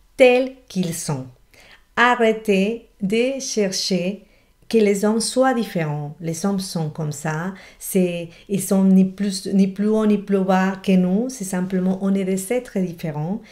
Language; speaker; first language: French; non-native, fluent; Spanish